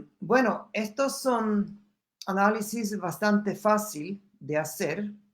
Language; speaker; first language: Spanish; non-native, fluent; German